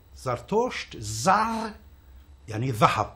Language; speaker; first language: Arabic; non-native, fluent; Persian